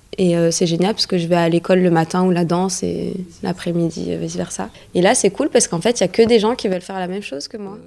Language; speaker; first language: French; early bilingual, other home language; Arabic